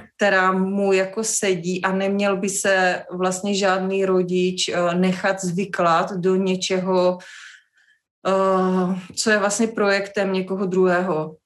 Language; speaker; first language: Czech; native; Czech